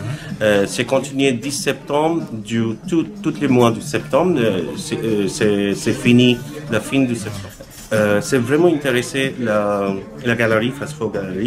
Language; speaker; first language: French; non-native, learner; Bangla